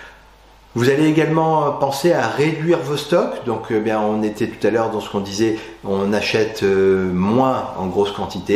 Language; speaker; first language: French; native; French